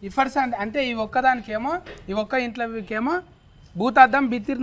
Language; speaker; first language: Telugu; native; Telugu